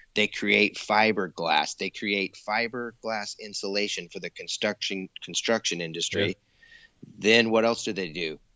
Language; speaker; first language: English; native; English